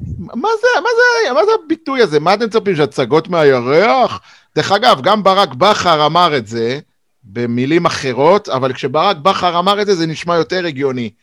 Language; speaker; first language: Hebrew; native; Hebrew